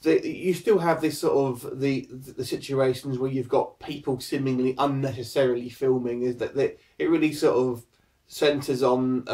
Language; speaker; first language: English; native; English